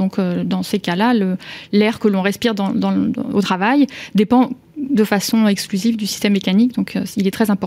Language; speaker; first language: French; native; French